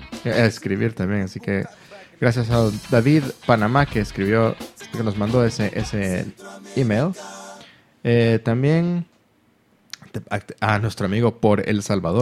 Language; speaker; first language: Spanish; native; Spanish